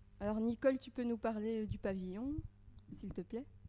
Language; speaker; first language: French; native; French